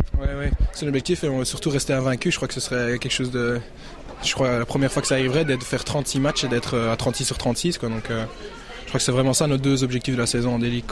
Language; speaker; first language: French; native; French